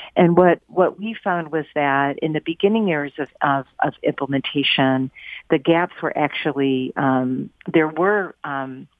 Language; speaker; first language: English; native; English